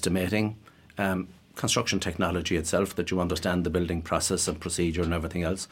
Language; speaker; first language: English; native; English